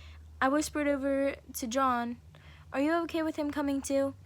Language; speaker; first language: English; native; English